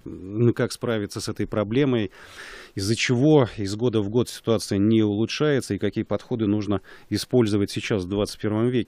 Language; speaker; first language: Russian; native; Russian